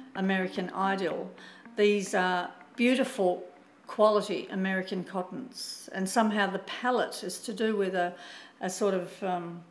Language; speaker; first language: English; native; English